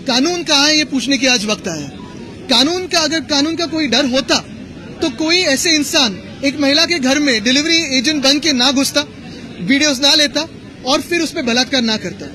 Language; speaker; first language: Hindi; non-native, local second language; Marathi